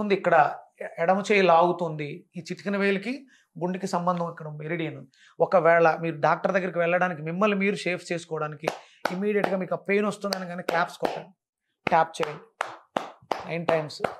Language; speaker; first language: Telugu; native; Telugu